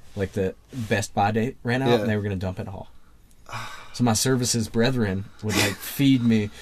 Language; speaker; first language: English; native; English